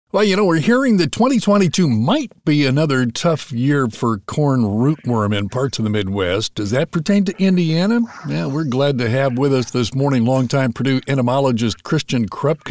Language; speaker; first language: English; native; English